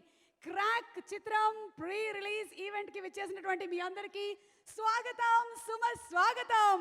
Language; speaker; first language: Telugu; native; Telugu